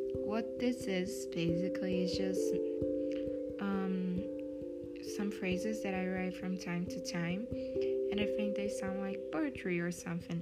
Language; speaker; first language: English; non-native, fluent; Portuguese